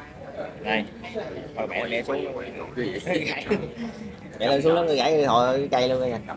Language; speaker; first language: Vietnamese; native; Vietnamese